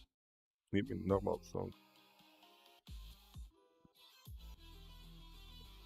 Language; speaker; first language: English; non-native, learner; Slovak